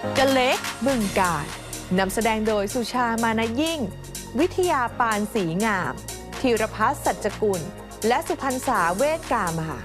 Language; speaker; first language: Thai; native; Thai